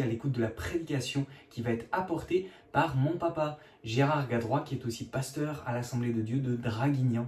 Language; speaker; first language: French; native; French